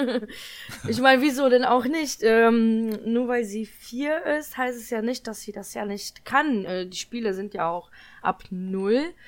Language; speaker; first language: German; early bilingual, other home language; Polish